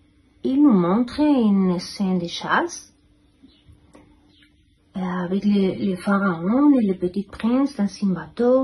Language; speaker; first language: French; non-native, fluent; Spanish